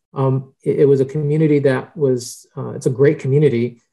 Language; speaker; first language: English; early bilingual, other home language; Spanish